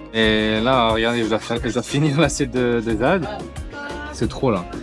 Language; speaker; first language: French; native; French